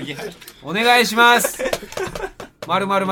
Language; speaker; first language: Japanese; native; Japanese